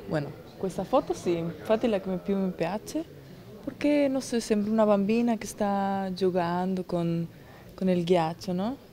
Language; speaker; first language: Italian; non-native, fluent; Spanish